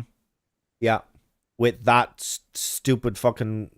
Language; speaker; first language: English; native; English